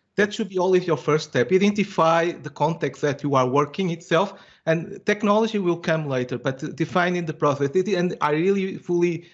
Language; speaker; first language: English; non-native, fluent; Portuguese